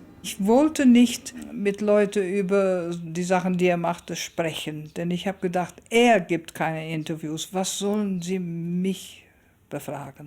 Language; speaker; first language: German; early bilingual, heritage; German